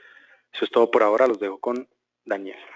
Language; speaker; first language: Spanish; native; Spanish